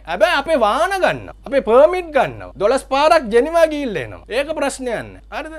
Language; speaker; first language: Sinhala; non-native, local second language; Tamil